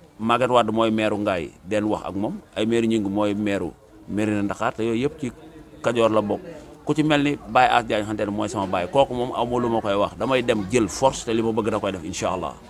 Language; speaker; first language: Wolof; native; Wolof